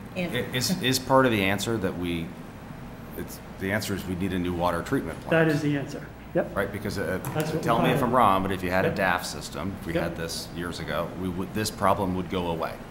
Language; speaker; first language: English; native; English